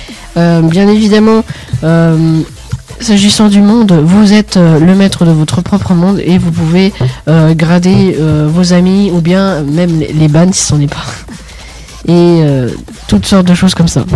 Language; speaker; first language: French; native; French